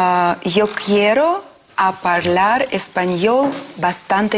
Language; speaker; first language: Spanish; non-native, learner; Russian